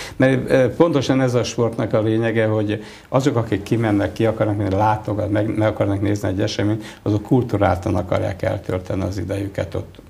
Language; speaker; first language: Hungarian; native; Hungarian